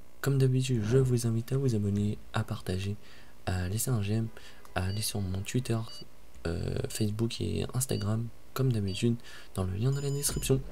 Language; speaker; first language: French; native; French